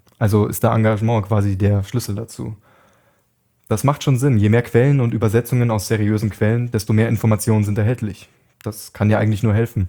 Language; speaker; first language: German; native; German